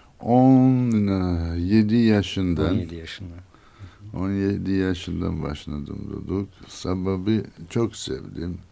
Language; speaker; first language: Turkish; non-native, learner; Armenian